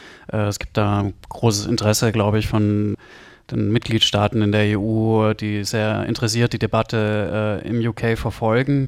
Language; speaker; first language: German; native; German